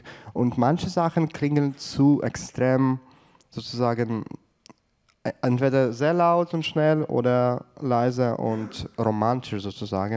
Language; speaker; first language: German; non-native, fluent; Ukrainian